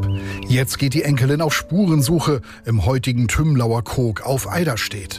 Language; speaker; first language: German; native; German